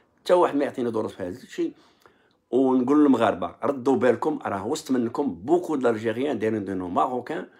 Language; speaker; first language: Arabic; native; Arabic